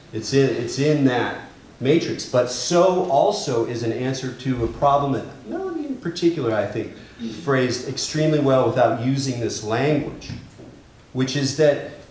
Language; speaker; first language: English; native; English